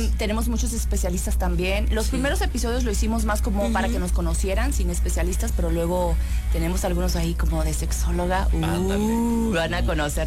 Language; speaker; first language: Spanish; early bilingual, heritage; Spanish